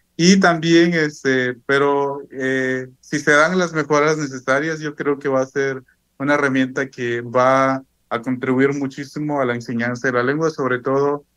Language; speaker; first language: Spanish; non-native, local second language; Zapotec